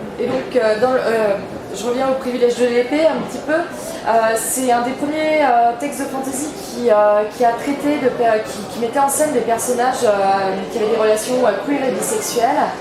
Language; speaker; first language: French; native; French